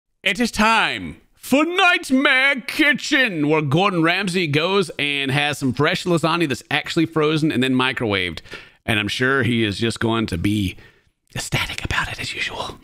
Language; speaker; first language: English; native; English